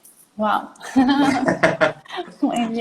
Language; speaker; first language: Spanish; non-native, learner; Portuguese